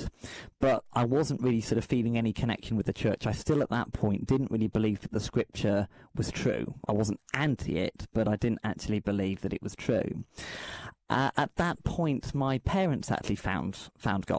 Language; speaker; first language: English; native; English